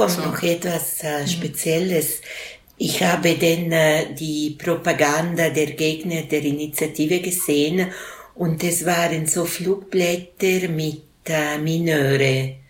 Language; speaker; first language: German; non-native, local second language; Italian